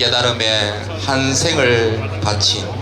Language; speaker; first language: Korean; native; Korean